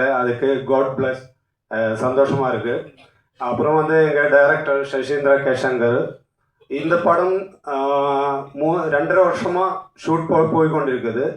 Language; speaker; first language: Tamil; non-native, learner; Malayalam